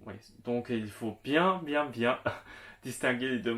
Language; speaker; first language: French; non-native, local second language; Chinese